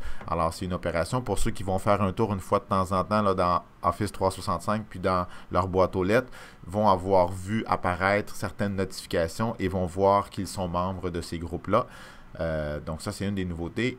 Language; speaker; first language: French; native; French